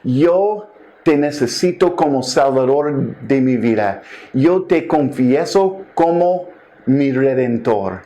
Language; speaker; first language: Spanish; non-native, fluent; English